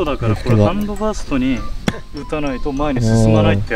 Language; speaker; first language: Japanese; native; Japanese